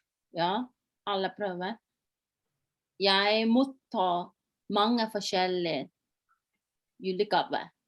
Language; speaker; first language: Norwegian; non-native, fluent; Chinese